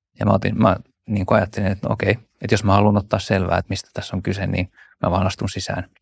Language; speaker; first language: Finnish; native; Finnish